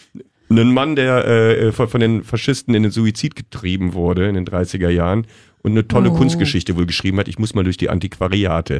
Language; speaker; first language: German; native; German